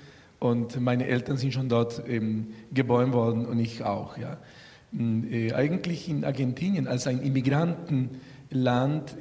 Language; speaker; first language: German; non-native, fluent; Spanish